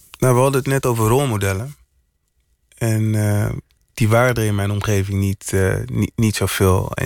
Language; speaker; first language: Dutch; early bilingual, other home language; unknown